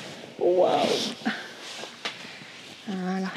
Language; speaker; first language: French; native; French